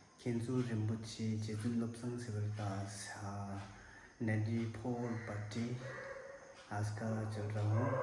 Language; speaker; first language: Hindi; non-native, learner; Tibetan